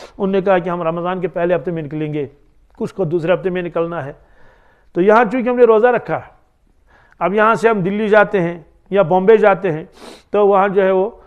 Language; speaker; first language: Hindi; non-native, local second language; Kashmiri